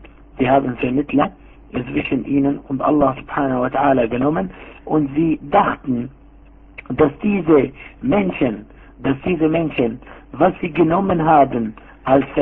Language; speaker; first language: German; non-native, fluent; Arabic